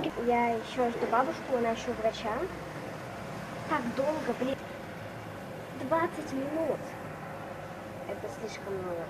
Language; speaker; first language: Russian; native; Russian